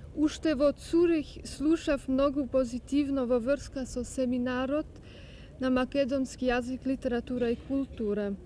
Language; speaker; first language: Macedonian; non-native, learner; German